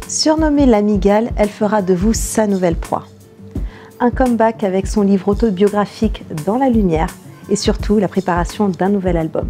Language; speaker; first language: French; native; French